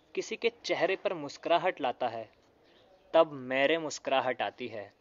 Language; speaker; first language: Hindi; native; Hindi